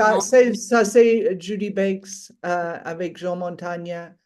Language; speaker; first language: French; non-native, fluent; English